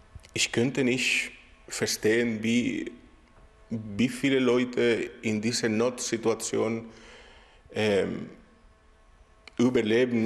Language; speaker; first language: German; non-native, fluent; Spanish